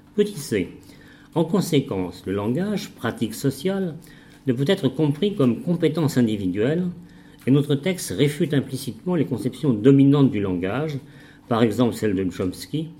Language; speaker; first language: French; native; French